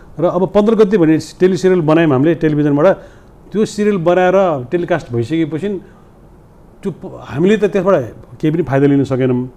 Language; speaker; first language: Nepali; non-native, local second language; Newari